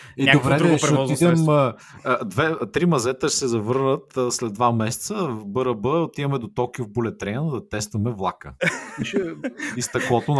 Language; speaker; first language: Bulgarian; native; Bulgarian